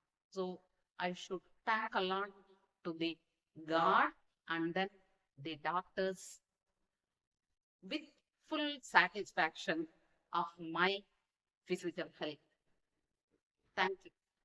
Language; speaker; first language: English; non-native, local second language; Tamil